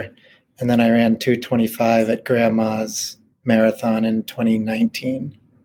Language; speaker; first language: English; native; English